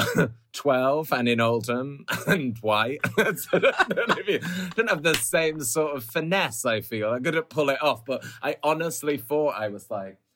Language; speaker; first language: English; native; English